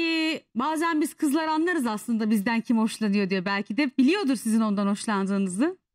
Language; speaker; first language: Turkish; native; Turkish